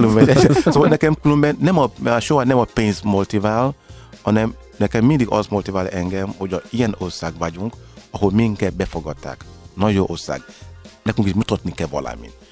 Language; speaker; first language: Hungarian; non-native, learner; Yoruba